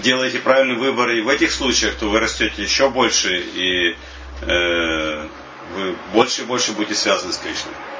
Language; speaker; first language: Russian; native; Russian